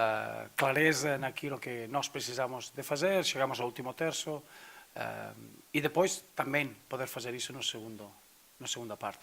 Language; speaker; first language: Portuguese; non-native, fluent; Spanish